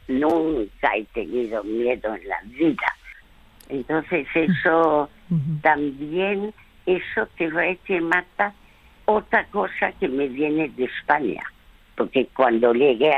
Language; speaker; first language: Spanish; early bilingual, other home language; French